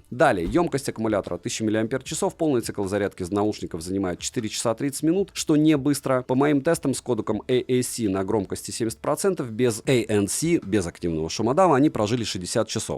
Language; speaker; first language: Russian; native; Russian